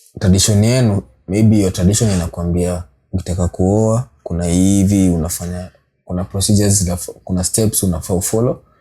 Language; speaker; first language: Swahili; native; Swahili